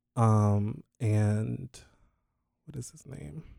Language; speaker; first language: English; native; English